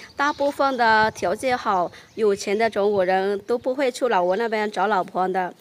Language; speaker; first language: Chinese; non-native, fluent; Lao